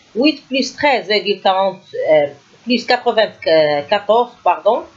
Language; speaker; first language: French; non-native, local second language; Arabic